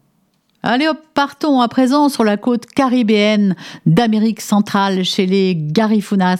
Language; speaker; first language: French; native; French